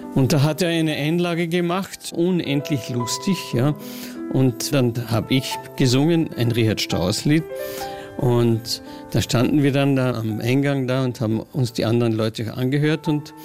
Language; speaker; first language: German; native; German